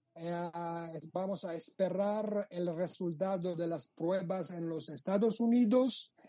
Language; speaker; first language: Spanish; non-native, fluent; Georgian